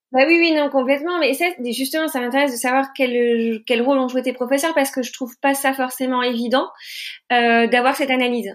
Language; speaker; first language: French; native; French